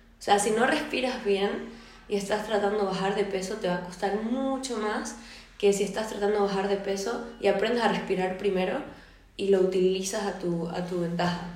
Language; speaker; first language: Spanish; native; Spanish